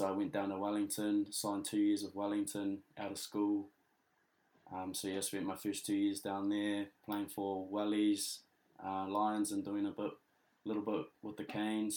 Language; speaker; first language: English; native; English